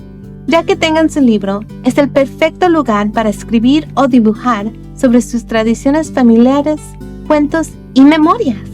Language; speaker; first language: Spanish; early bilingual, other home language; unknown